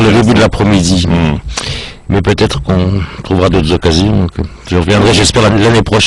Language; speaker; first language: French; native; French